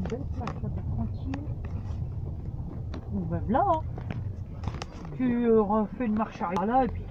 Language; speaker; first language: French; native; French